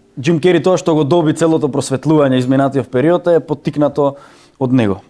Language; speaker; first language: Macedonian; native; Macedonian